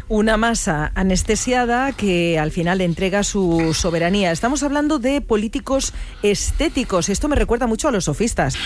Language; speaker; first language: Spanish; native; Spanish